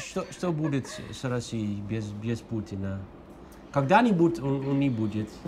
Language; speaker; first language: Russian; non-native, fluent; Dutch